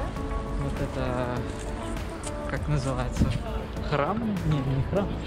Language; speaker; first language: Russian; non-native, learner; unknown